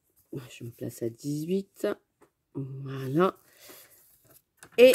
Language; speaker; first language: French; native; French